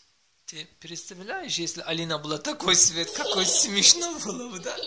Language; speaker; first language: Russian; non-native, learner; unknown